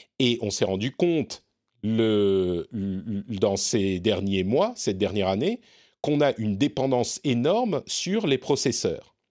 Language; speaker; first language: French; native; French